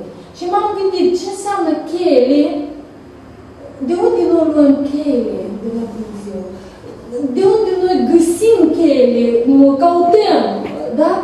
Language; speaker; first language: Romanian; non-native, learner; Russian